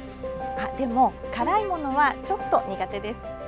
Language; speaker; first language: Japanese; non-native, fluent; Korean